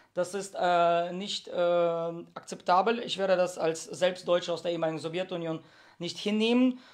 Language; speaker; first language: German; early bilingual, heritage; Russian